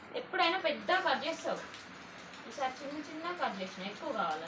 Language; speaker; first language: Telugu; native; Telugu